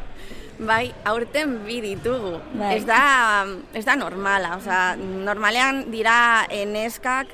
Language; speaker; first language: Basque; non-native, local second language; Spanish